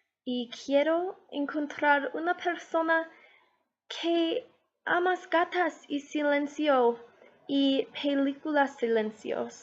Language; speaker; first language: Spanish; non-native, learner; English